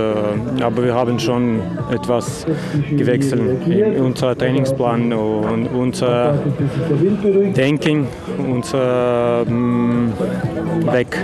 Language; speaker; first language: German; non-native, learner; Russian